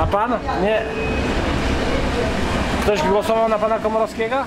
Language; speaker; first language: Polish; native; Polish